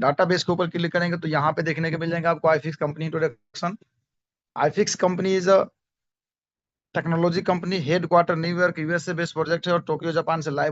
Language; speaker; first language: Hindi; native; Hindi